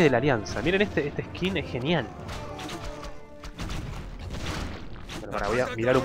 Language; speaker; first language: Spanish; native; Spanish